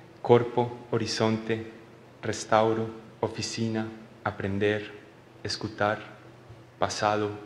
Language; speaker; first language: Portuguese; non-native, learner; Spanish